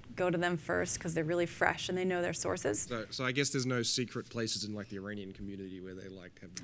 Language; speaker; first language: English; native; English